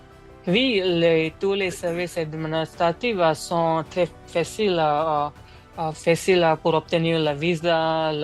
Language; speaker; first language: French; non-native, learner; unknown